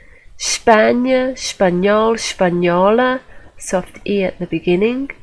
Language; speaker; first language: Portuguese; non-native, fluent; English